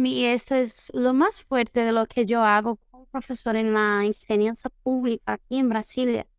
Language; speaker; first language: Spanish; non-native, fluent; Portuguese